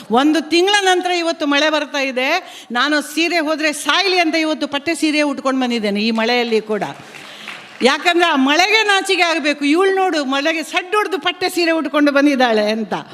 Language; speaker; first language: Kannada; non-native, local second language; Konkani